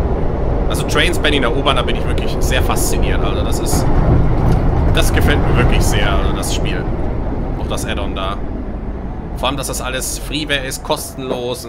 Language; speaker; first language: German; native; German